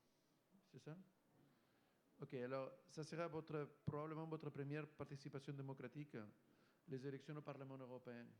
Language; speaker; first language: French; non-native, fluent; Spanish